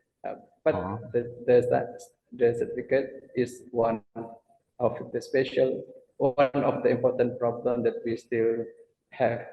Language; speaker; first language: English; non-native, fluent; Banjar